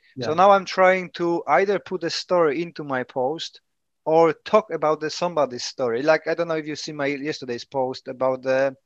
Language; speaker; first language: English; non-native, fluent; Polish